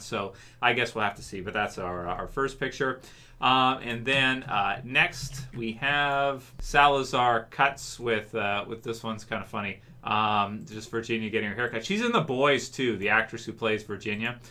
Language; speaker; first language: English; native; English